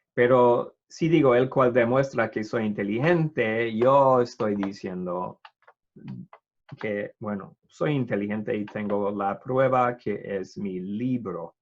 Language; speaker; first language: Spanish; non-native, fluent; English